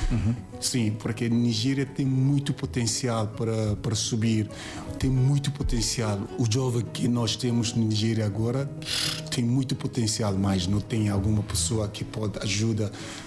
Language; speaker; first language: Portuguese; non-native, learner; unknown